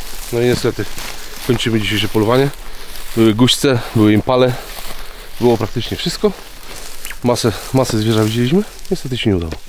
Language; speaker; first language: Polish; native; Polish